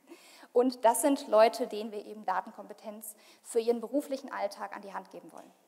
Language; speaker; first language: German; native; German